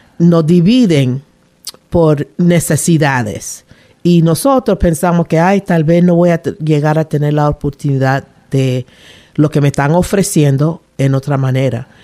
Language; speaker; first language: Spanish; native; Spanish